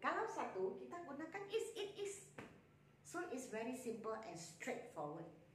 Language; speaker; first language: English; non-native, local second language; Malay